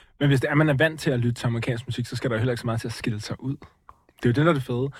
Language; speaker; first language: Danish; native; Danish